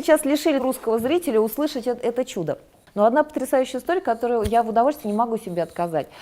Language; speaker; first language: Russian; native; Russian